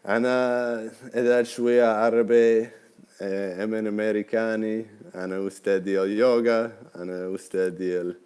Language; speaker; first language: Arabic; non-native, learner; English